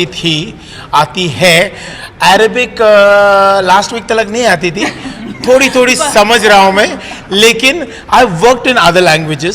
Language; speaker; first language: Hindi; native; Hindi